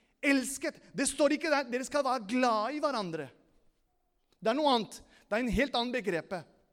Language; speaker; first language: Norwegian; non-native, fluent; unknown